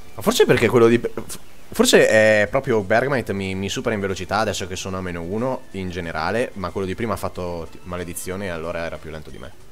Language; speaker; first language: Italian; native; Italian